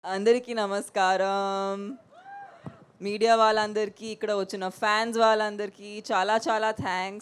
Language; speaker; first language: Telugu; non-native, local second language; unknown